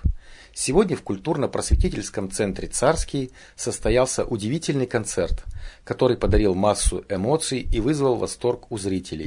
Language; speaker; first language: Russian; native; Russian